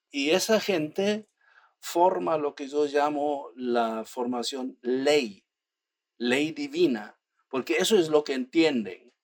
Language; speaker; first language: Spanish; non-native, fluent; German